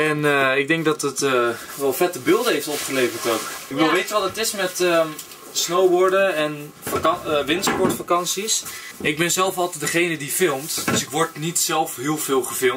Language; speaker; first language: Dutch; native; Dutch